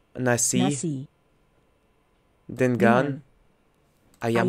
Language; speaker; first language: Indonesian; non-native, learner; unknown